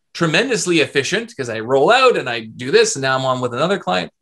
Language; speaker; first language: English; native; English